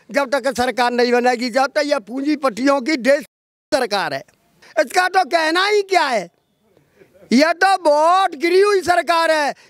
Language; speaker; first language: Hindi; native; Hindi